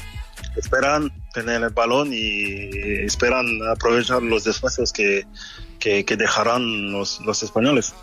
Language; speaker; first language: Spanish; non-native, fluent; French